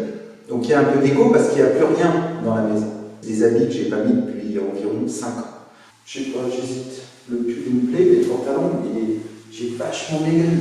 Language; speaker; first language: French; native; French